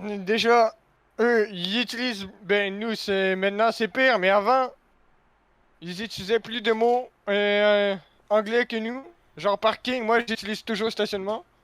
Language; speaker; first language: French; native; French